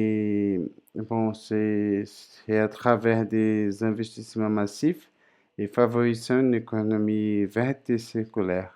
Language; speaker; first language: French; non-native, learner; Portuguese